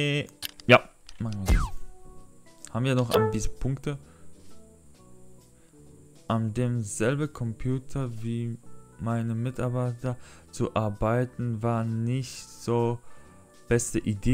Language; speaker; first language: German; non-native, learner; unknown